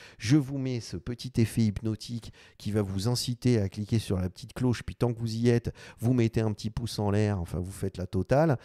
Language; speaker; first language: French; native; French